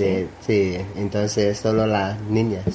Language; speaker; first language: Spanish; non-native, learner; Thai